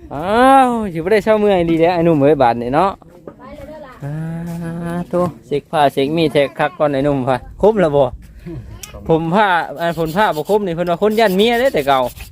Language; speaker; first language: Thai; native; Thai